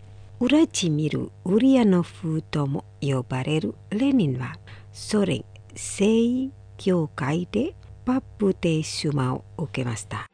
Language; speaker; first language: Japanese; non-native, fluent; Indonesian